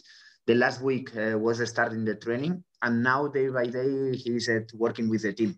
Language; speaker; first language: English; non-native, fluent; Spanish